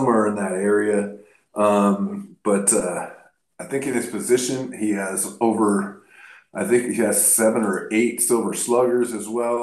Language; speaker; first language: English; native; English